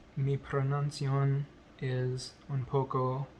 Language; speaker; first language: Spanish; non-native, learner; English